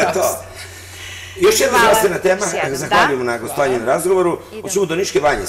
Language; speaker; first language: Serbian; native; Serbian